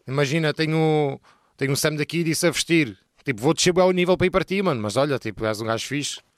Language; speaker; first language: Portuguese; native; Portuguese